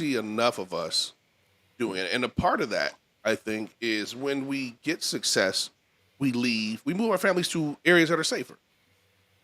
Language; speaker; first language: English; native; English